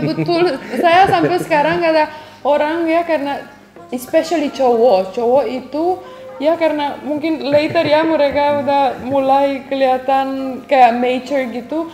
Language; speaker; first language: Indonesian; non-native, fluent; Romanian